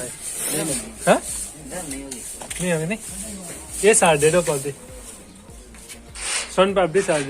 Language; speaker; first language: Hindi; non-native, local second language; Assamese